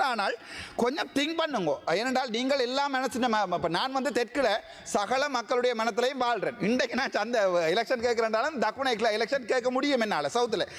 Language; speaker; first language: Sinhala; non-native, local second language; Tamil